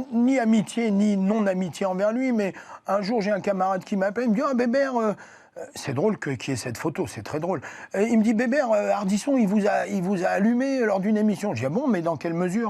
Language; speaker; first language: French; native; French